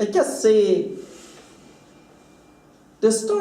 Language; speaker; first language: English; non-native, fluent; Thai